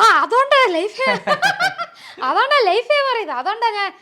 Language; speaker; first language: Malayalam; non-native, local second language; Tamil